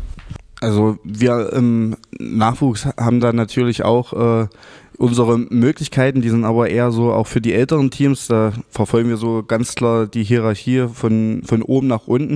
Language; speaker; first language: German; native; German